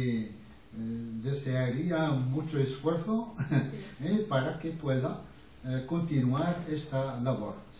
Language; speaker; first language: Spanish; non-native, fluent; Arabic